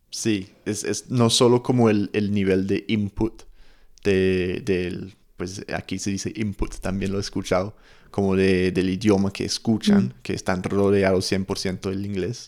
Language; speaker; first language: Spanish; non-native, fluent; English